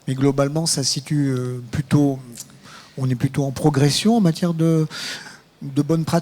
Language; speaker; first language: French; native; French